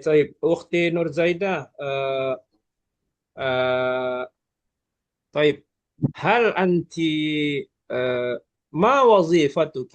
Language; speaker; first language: Arabic; non-native, fluent; Malay